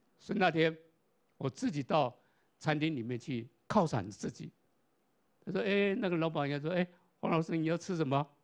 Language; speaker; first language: Chinese; non-native, local second language; Hakka Chinese